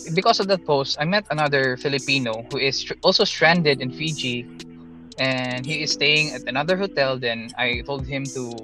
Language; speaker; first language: English; non-native, local second language; Cebuano